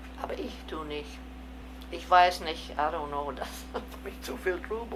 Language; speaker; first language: German; early bilingual, heritage; German